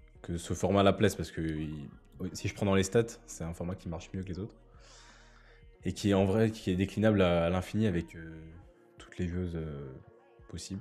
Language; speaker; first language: French; native; French